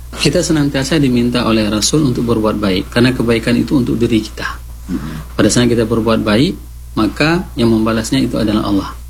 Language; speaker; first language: Indonesian; non-native, local second language; Achinese